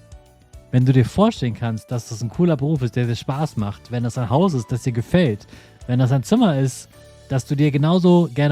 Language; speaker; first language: German; native; German